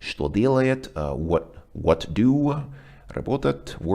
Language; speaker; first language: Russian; non-native, learner; English